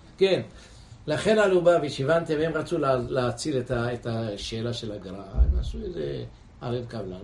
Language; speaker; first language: Hebrew; non-native, fluent; English